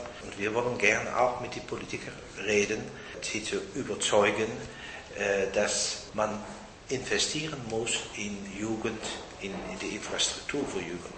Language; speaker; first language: German; non-native, fluent; Dutch